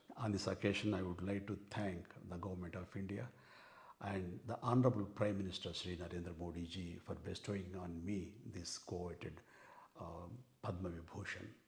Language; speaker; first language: English; non-native, local second language; Telugu